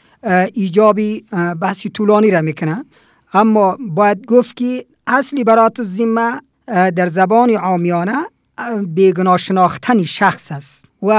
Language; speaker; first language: Persian; native; Persian